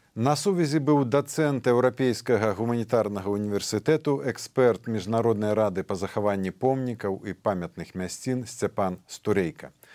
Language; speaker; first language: Belarusian; native; Belarusian